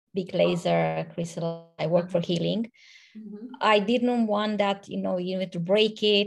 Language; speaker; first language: English; non-native, fluent; Romanian